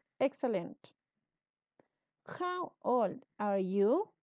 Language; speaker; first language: English; non-native, learner; Spanish